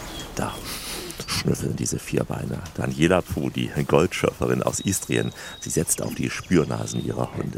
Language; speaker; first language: German; native; German